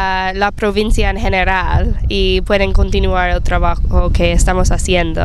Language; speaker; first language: Spanish; non-native, fluent; English